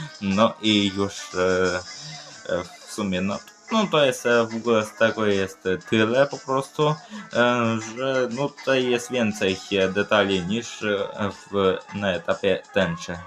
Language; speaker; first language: Polish; early bilingual, other home language; Ukrainian